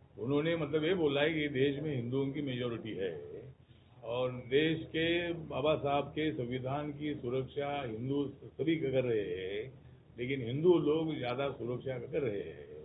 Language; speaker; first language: Hindi; non-native, local second language; Marathi